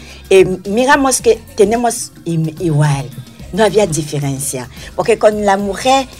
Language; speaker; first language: Spanish; non-native, learner; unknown